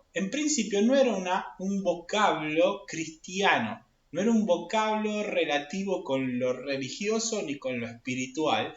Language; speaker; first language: Spanish; native; Spanish